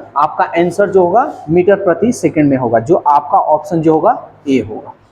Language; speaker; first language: Hindi; native; Hindi